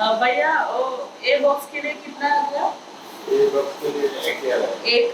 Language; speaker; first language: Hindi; non-native, local second language; Malayalam